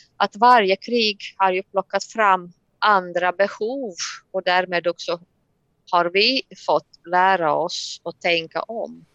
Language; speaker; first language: Swedish; non-native, fluent; Latvian